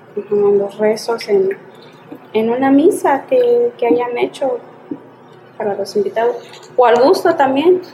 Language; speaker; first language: Spanish; native; Spanish